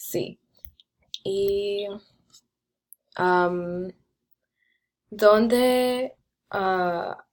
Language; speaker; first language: Spanish; non-native, learner; English